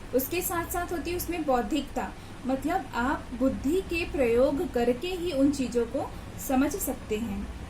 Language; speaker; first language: Hindi; native; Hindi